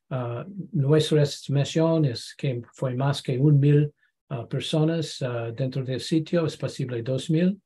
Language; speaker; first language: Spanish; non-native, learner; English